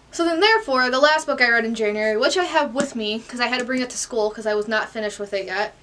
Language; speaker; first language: English; native; English